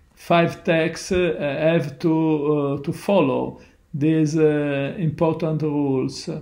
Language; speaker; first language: English; non-native, learner; Italian